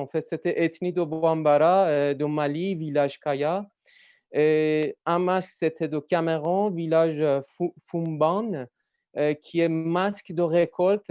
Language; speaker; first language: French; non-native, learner; Persian